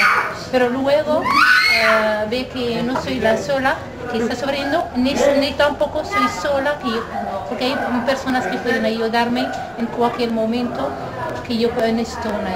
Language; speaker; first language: Spanish; non-native, learner; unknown